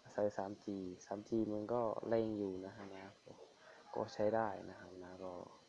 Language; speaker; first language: Thai; native; Thai